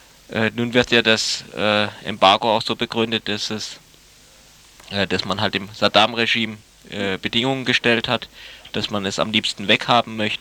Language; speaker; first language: German; native; German